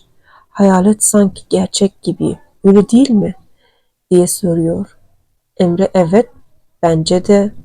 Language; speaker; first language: Turkish; non-native, learner; Turkmen